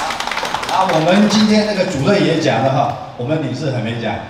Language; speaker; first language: Chinese; native; Chinese